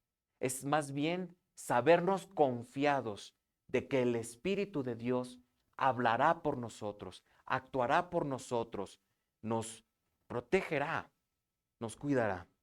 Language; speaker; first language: Spanish; native; Spanish